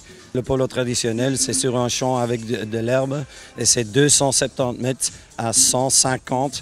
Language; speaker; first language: French; non-native, fluent; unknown